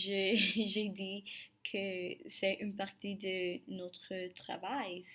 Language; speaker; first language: French; non-native, learner; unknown